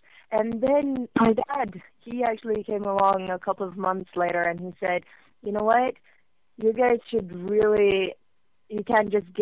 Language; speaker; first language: English; non-native, fluent; Norwegian